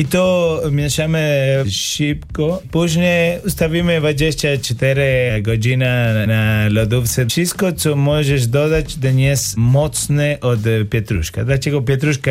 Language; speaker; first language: Polish; non-native, learner; Spanish